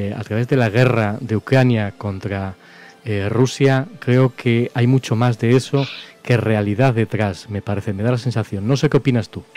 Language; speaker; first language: Spanish; native; Spanish